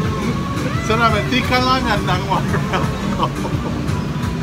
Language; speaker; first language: Filipino; non-native, learner; English